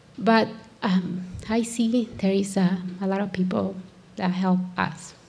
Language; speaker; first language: English; non-native, learner; Spanish